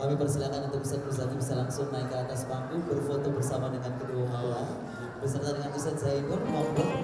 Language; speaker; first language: Indonesian; native; Indonesian